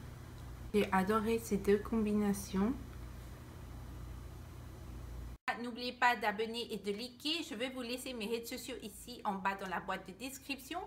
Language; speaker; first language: French; non-native, fluent; Spanish